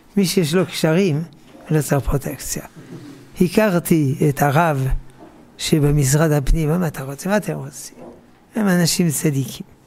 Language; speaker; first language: Hebrew; non-native, fluent; French